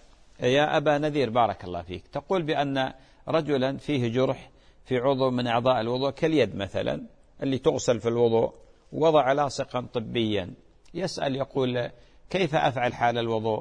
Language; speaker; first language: Arabic; native; Arabic